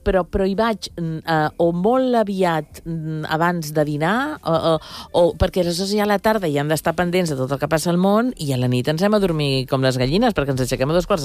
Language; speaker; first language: Catalan; native; Catalan